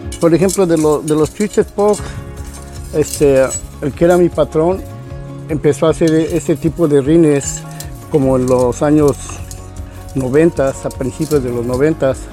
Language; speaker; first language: Spanish; native; Spanish